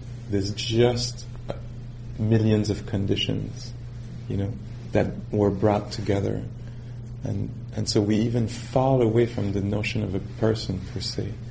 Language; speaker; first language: English; non-native, fluent; French